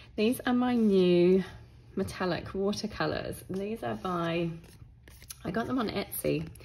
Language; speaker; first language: English; native; English